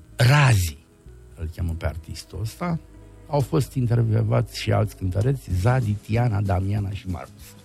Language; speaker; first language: Romanian; native; Romanian